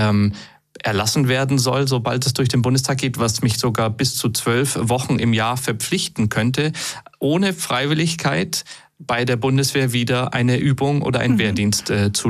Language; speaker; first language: German; native; German